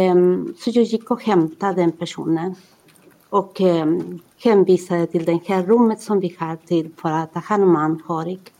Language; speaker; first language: Swedish; non-native, fluent; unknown